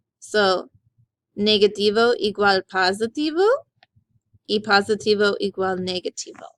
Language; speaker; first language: Spanish; non-native, learner; English